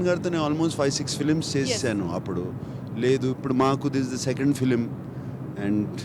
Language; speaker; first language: Telugu; native; Telugu